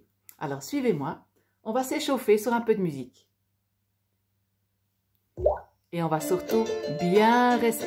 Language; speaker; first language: French; native; French